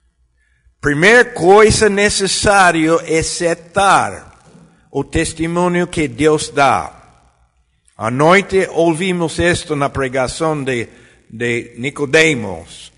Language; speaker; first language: Portuguese; non-native, fluent; Spanish